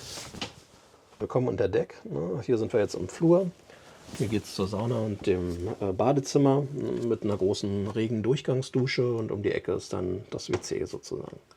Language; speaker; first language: German; native; German